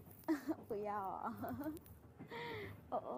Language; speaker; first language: Chinese; non-native, fluent; Thai